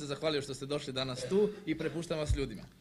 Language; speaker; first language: Croatian; native; Croatian